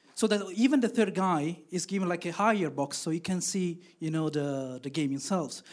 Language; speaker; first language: English; non-native, fluent; Italian